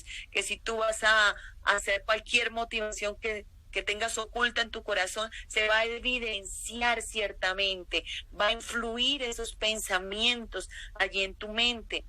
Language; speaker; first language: Spanish; native; Spanish